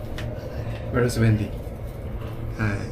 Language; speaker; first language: English; non-native, learner; Korean